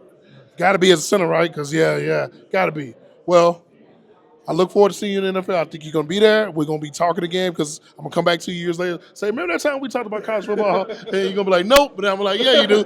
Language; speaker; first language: English; native; English